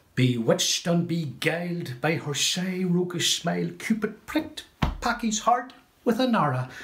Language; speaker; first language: English; native; English